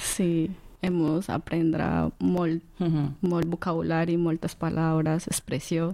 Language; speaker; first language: Catalan; non-native, learner; Spanish